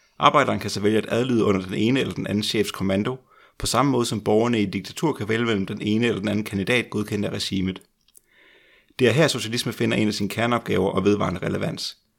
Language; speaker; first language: Danish; native; Danish